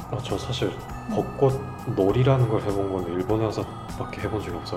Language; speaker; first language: Korean; native; Korean